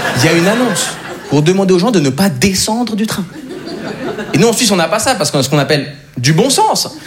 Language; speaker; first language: French; native; French